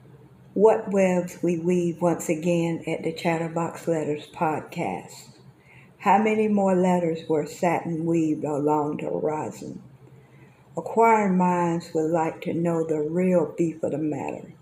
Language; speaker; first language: English; native; English